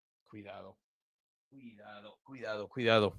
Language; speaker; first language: Spanish; early bilingual, heritage; Spanish